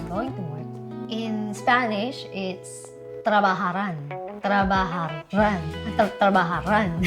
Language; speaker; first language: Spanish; non-native, learner; Filipino